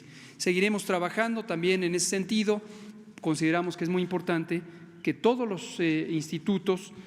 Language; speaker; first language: Spanish; native; Spanish